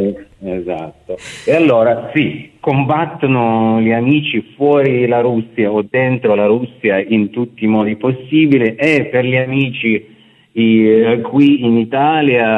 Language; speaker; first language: Italian; non-native, fluent; Russian